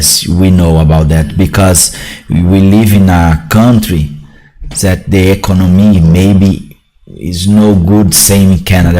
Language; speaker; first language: English; non-native, learner; Portuguese